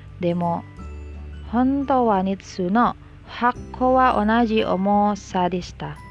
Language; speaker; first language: Japanese; non-native, learner; Indonesian